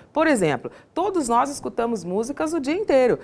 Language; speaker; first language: Portuguese; native; Portuguese